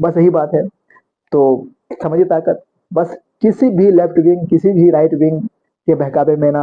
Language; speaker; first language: Hindi; native; Hindi